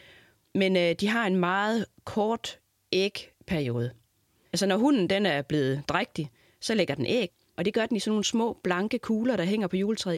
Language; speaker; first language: Danish; native; Danish